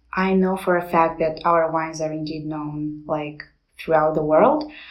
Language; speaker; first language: English; non-native, fluent; Romanian